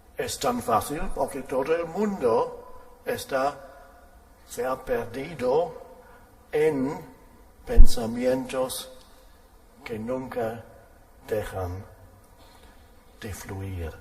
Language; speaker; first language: Spanish; non-native, fluent; German